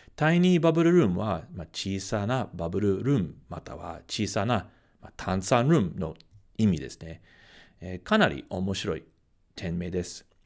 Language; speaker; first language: Japanese; non-native, fluent; English